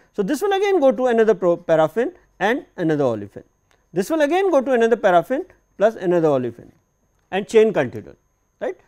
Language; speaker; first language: English; non-native, local second language; Hindi